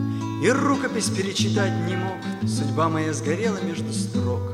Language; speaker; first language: Russian; native; Russian